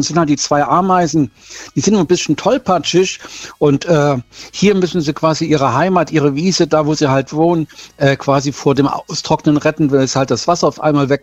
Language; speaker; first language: German; native; German